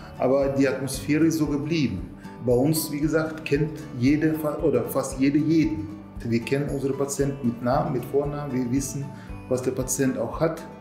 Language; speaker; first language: German; non-native, fluent; Russian